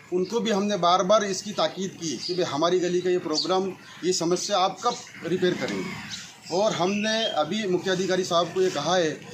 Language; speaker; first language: Hindi; non-native, local second language; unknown